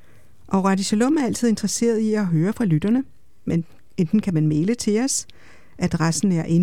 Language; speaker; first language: Danish; native; Danish